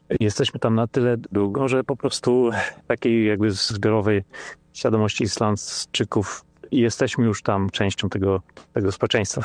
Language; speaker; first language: Polish; native; Polish